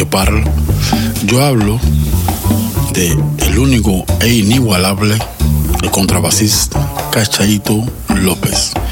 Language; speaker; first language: French; non-native, learner; Spanish